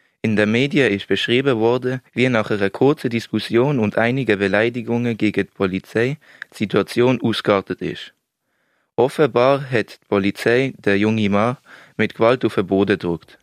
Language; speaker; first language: German; native; German